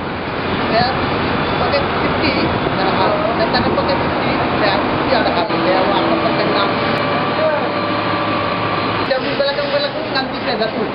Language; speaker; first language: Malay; non-native, learner; Bangla